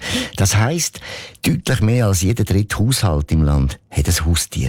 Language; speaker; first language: German; native; German